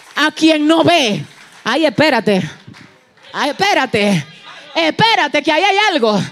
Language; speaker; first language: Spanish; early bilingual, heritage; Spanish